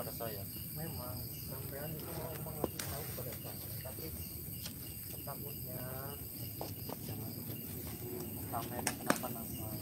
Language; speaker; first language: Indonesian; non-native, local second language; Javanese